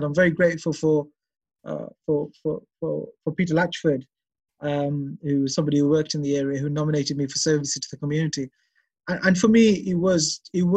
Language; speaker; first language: English; native; English